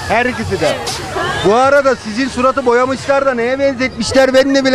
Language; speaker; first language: Turkish; native; Turkish